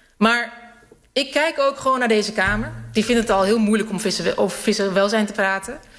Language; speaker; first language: Dutch; early bilingual, other home language; Serbian